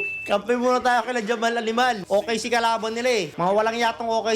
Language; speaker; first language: Filipino; native; Filipino